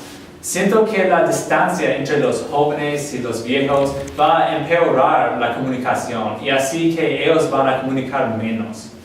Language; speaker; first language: Spanish; non-native, learner; English